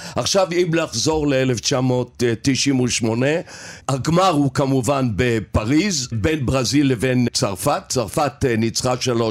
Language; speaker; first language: Hebrew; native; Hebrew